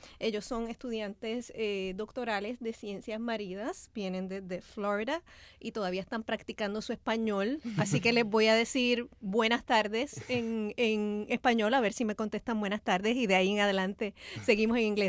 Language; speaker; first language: Spanish; native; Spanish